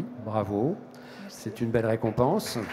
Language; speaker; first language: French; native; French